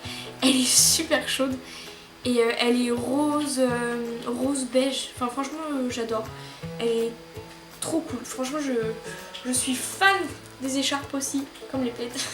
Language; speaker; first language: French; native; French